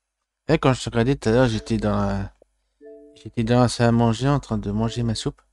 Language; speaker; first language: French; native; French